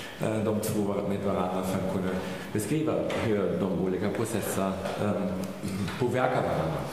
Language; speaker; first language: Swedish; non-native, fluent; German